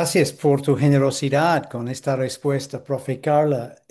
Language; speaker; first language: Spanish; non-native, fluent; English